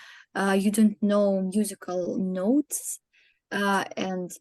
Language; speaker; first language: English; non-native, learner; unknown